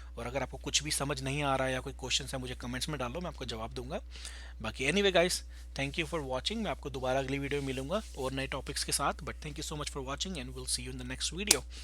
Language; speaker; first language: Hindi; native; Hindi